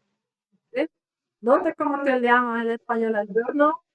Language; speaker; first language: Spanish; non-native, learner; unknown